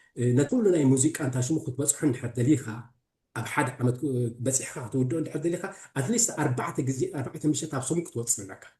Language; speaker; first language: Tigrinya; early bilingual, heritage; Tigrinya